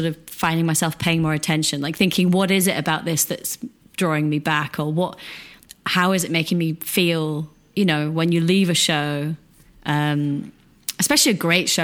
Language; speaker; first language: English; native; English